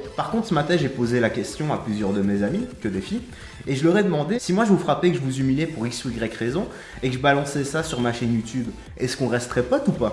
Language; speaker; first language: French; native; French